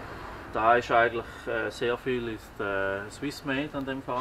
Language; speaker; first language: German; native; German